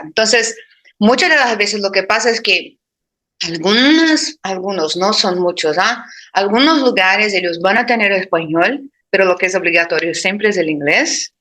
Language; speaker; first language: Spanish; non-native, fluent; Portuguese